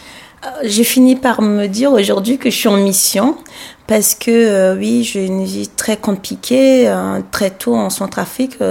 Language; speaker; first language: French; non-native, local second language; Sango